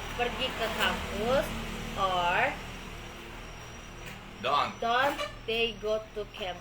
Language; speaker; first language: English; non-native, learner; Indonesian